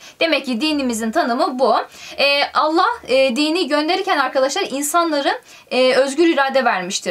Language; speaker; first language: Turkish; native; Turkish